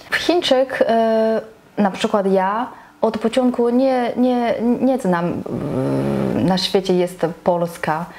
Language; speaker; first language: Polish; non-native, learner; Chinese